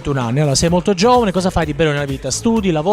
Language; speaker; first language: Italian; native; Italian